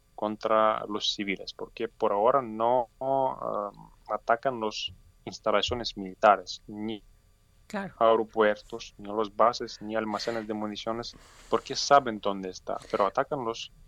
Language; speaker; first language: Spanish; non-native, fluent; Ukrainian